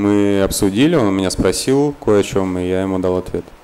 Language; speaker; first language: Russian; native; Russian